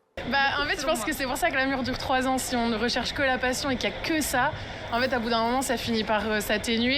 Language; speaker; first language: French; native; French